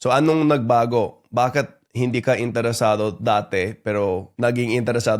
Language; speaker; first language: Filipino; non-native, fluent; English